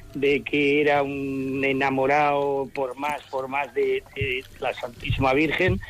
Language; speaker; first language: Spanish; native; Spanish